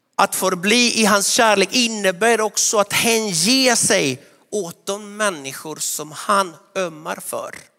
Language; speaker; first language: Swedish; non-native, fluent; Spanish